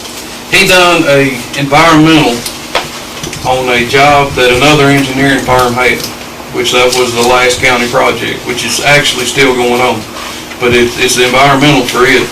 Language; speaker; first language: English; native; English